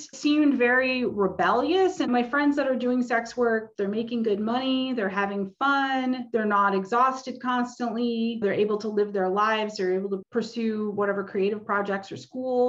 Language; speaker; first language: English; native; English